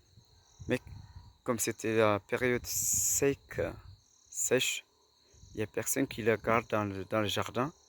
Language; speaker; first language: French; non-native, fluent; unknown